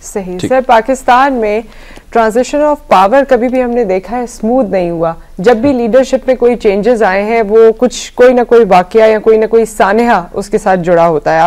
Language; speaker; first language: Urdu; native; Urdu